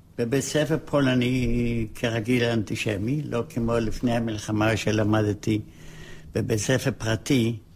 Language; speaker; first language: Hebrew; non-native, fluent; Polish